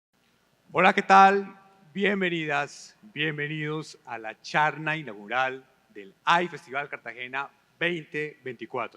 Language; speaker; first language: Spanish; native; Spanish